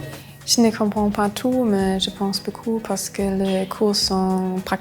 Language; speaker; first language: French; non-native, learner; German